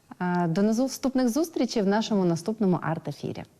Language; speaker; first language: Ukrainian; native; Ukrainian